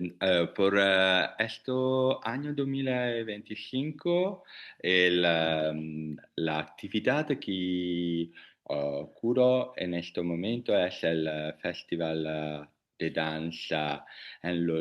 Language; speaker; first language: Spanish; non-native, learner; Italian